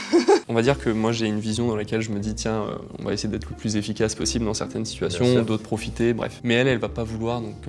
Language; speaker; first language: French; native; French